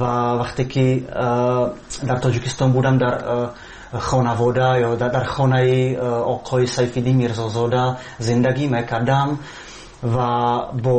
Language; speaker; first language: Persian; non-native, fluent; Czech